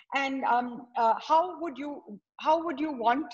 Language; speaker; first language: English; non-native, local second language; Tamil